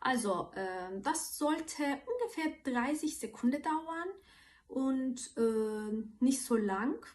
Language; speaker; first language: German; non-native, fluent; Turkish